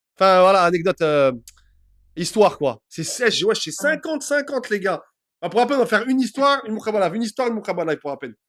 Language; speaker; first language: French; early bilingual, other home language; Arabic